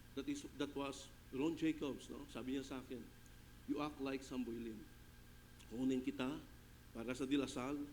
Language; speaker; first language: Filipino; non-native, local second language; Hiligaynon